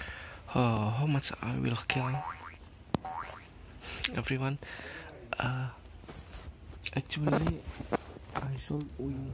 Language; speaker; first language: English; non-native, learner; Indonesian